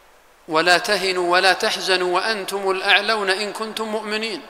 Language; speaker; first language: Arabic; native; Arabic